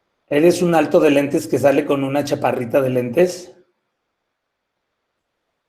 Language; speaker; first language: Spanish; native; Spanish